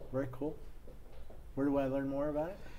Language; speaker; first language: English; native; English